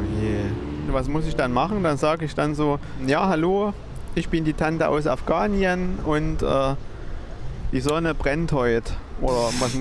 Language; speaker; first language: German; native; German